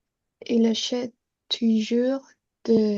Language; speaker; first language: French; non-native, learner; Spanish